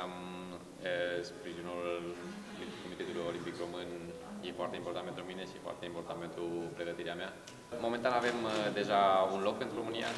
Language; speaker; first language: Romanian; early bilingual, heritage; Romanian